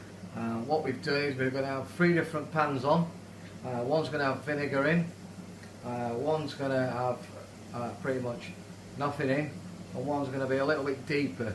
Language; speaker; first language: English; native; English